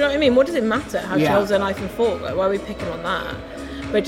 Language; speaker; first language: English; native; English